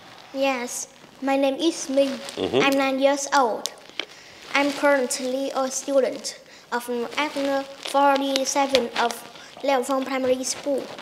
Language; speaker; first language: English; non-native, learner; Vietnamese